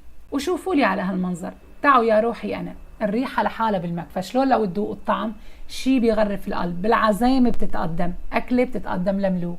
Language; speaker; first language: Arabic; native; Arabic